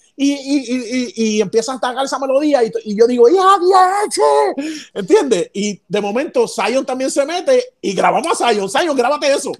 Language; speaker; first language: Spanish; native; Spanish